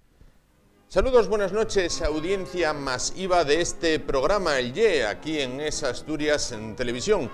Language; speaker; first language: Spanish; native; Spanish